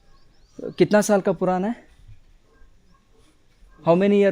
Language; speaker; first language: Hindi; non-native, local second language; Kannada